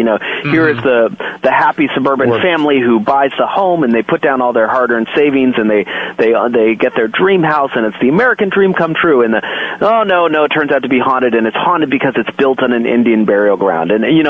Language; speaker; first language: English; native; English